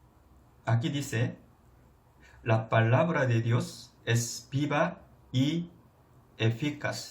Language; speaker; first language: Spanish; non-native, fluent; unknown